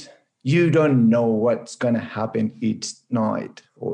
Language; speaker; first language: English; non-native, fluent; Spanish